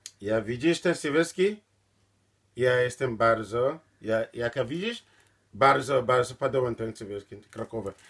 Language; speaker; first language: Polish; non-native, learner; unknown